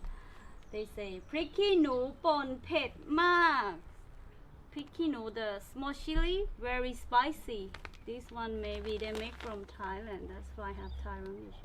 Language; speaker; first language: English; non-native, learner; Thai